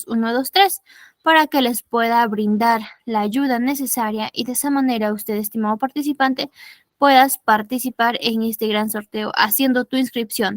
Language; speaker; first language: Spanish; native; Spanish